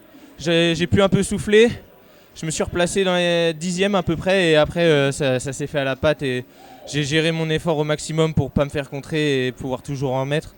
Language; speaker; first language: French; native; French